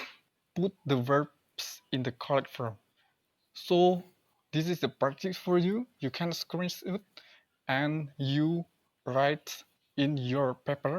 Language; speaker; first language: English; non-native, learner; Indonesian